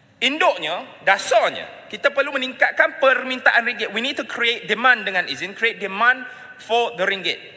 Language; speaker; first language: Malay; non-native, local second language; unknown